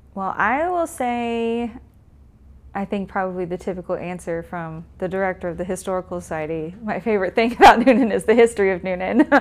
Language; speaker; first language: English; native; English